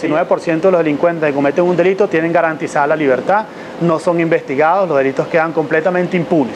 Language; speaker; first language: Spanish; native; Spanish